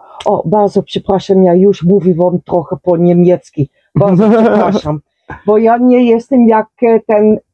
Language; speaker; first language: Polish; non-native, learner; Dutch